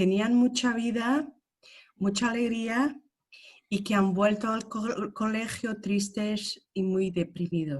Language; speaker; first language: Spanish; non-native, fluent; Portuguese